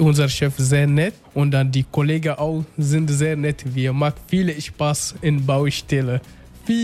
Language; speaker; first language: German; non-native, learner; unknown